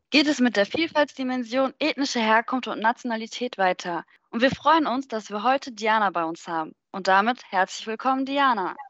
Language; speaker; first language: German; native; German